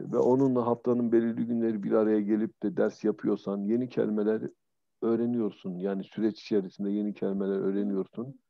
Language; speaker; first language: Turkish; native; Turkish